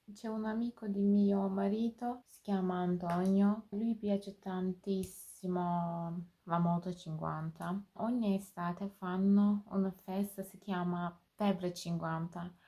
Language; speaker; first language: Italian; non-native, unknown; Turkish